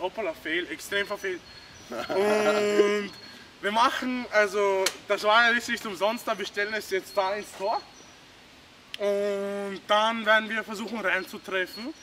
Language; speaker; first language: German; native; German